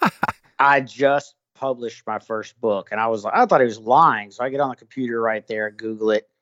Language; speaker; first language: English; native; English